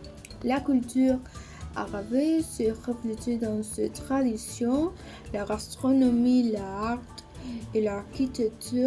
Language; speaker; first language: French; non-native, learner; Spanish